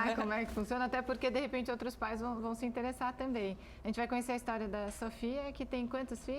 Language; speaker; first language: Portuguese; native; Portuguese